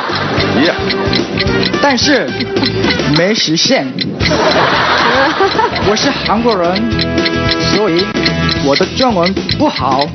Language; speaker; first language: Chinese; non-native, learner; Korean